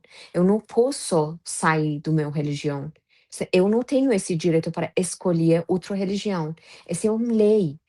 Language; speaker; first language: Portuguese; non-native, fluent; Persian